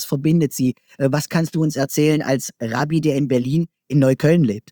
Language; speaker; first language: German; native; German